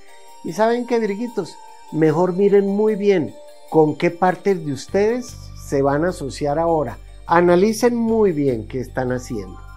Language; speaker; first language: Spanish; native; Spanish